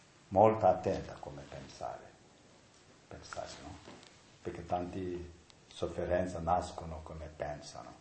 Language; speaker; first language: Italian; non-native, learner; Tibetan